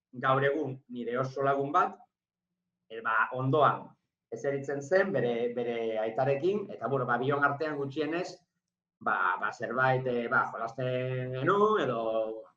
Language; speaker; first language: Basque; non-native, fluent; Galician